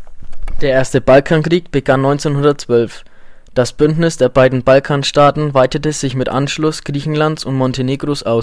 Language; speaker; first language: German; native; German